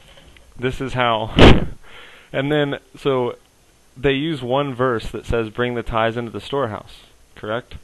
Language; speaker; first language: English; native; English